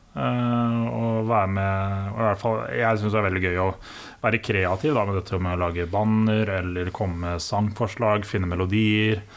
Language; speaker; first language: Norwegian; native; Norwegian